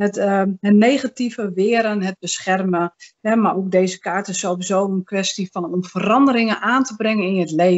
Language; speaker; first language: Dutch; native; Dutch